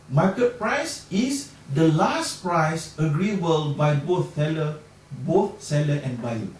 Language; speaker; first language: English; non-native, local second language; Malay